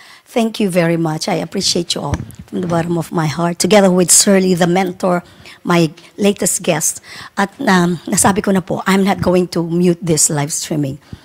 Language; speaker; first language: English; non-native, local second language; Filipino